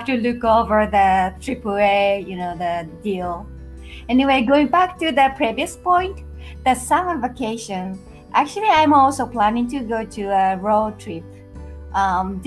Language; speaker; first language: English; non-native, fluent; Japanese